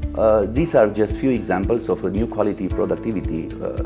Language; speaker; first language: English; non-native, fluent; Romanian